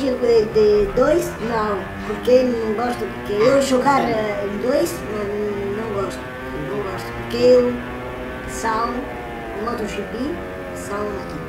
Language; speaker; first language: Portuguese; non-native, learner; Italian